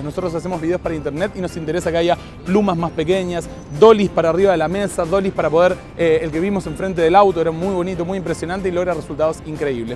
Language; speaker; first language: Spanish; native; Spanish